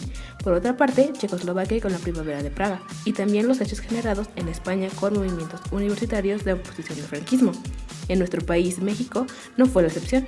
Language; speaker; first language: Spanish; native; Spanish